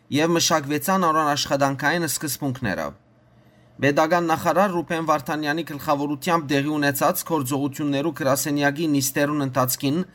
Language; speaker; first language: Armenian; native; Armenian